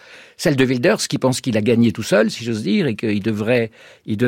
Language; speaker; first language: French; native; French